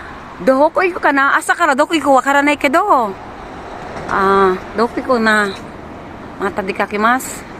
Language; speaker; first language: Japanese; non-native, learner; Filipino